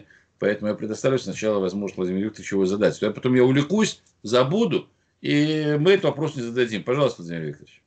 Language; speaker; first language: Russian; native; Russian